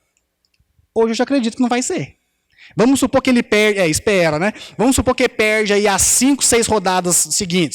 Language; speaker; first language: Portuguese; native; Portuguese